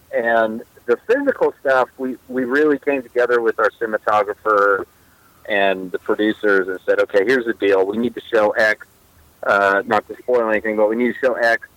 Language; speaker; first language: English; native; English